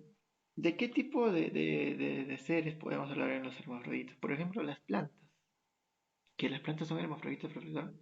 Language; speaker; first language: Spanish; native; Spanish